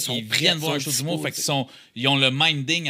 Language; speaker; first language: French; native; French